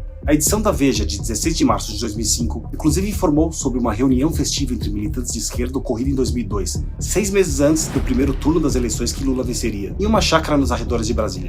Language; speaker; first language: Portuguese; native; Portuguese